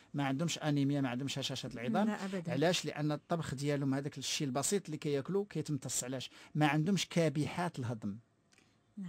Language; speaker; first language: Arabic; native; Arabic